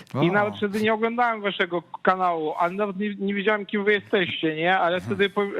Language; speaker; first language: Polish; non-native, fluent; Latvian